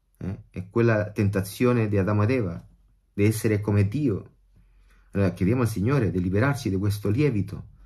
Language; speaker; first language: Italian; non-native, fluent; Spanish